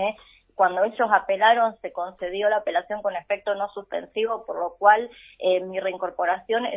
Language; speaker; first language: Spanish; native; Spanish